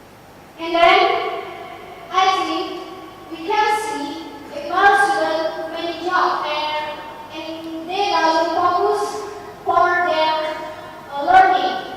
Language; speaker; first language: English; non-native, learner; Indonesian